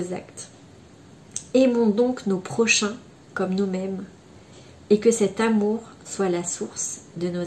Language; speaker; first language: French; native; French